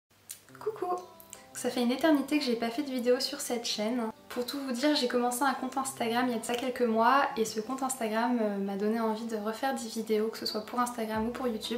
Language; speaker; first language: French; native; French